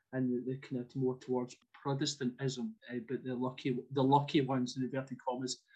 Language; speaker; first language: English; native; English